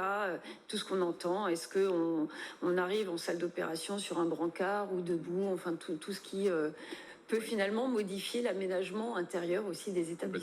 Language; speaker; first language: French; native; French